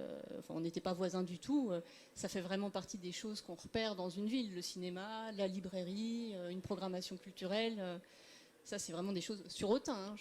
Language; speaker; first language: French; native; French